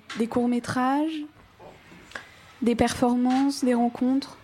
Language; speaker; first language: French; native; French